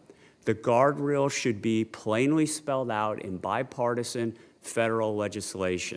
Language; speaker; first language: English; native; English